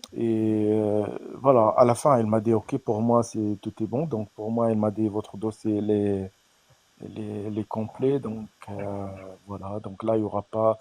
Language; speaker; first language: French; non-native, fluent; Arabic